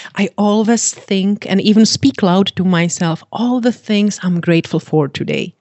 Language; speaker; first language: English; non-native, fluent; Czech